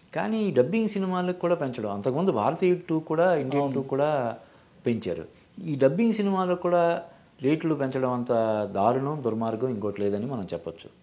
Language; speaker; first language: Telugu; native; Telugu